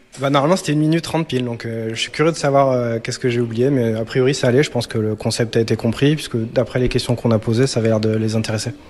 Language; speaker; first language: French; native; French